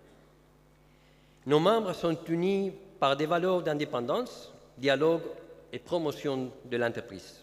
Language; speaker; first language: French; non-native, fluent; Spanish